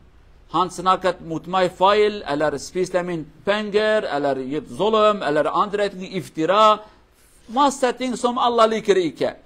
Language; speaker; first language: Norwegian; non-native, learner; Kurdish